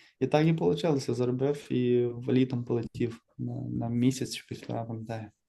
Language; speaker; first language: Ukrainian; native; Ukrainian